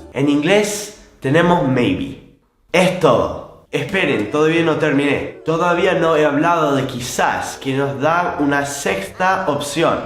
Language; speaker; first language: Spanish; non-native, fluent; English